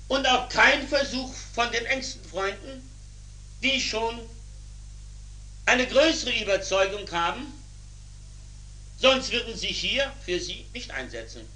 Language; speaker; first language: German; native; German